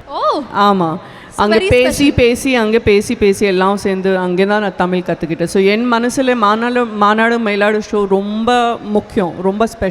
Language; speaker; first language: Tamil; non-native, local second language; Gujarati